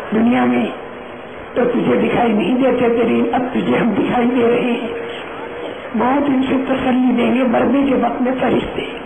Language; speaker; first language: Urdu; non-native, local second language; Gujarati